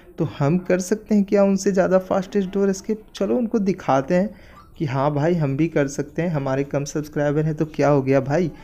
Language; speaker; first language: Hindi; native; Hindi